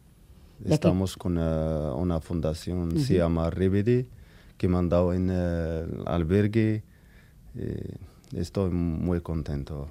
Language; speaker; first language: Spanish; non-native, learner; Arabic